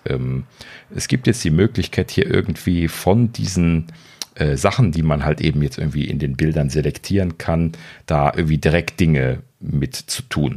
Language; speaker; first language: German; native; German